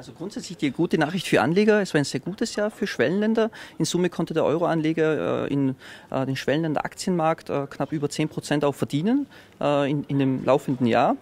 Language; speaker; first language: German; native; German